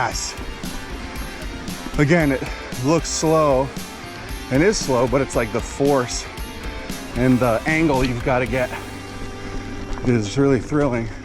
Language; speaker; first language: English; native; English